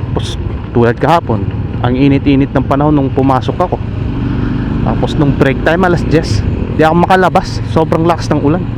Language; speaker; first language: Filipino; native; Filipino